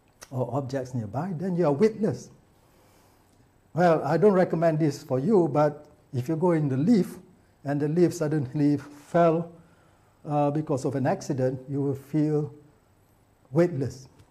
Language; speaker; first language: English; non-native, local second language; Malay